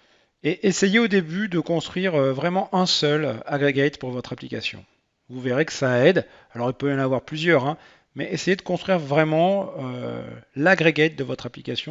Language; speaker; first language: French; native; French